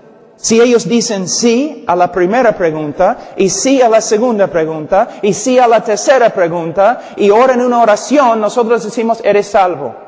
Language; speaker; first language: Spanish; non-native, fluent; English